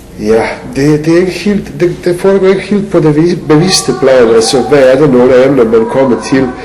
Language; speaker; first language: Danish; non-native, fluent; Serbian